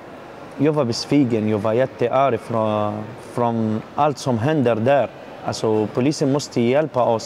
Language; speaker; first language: Swedish; non-native, learner; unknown